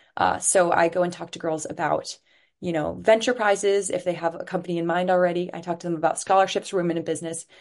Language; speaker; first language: English; native; English